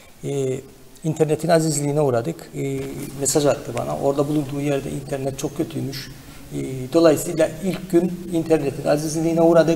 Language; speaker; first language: Turkish; native; Turkish